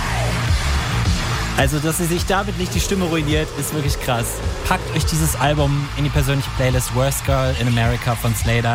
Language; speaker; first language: German; native; German